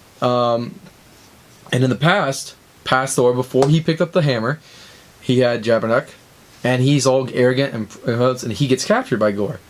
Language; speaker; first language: English; native; English